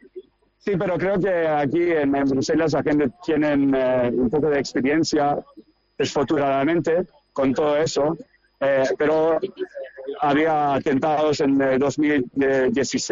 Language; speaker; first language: Spanish; non-native, fluent; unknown